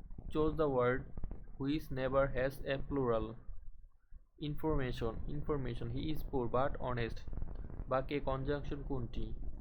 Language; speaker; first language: English; non-native, local second language; Bangla